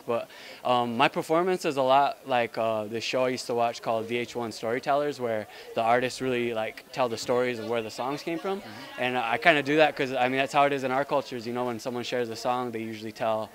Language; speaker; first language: English; native; English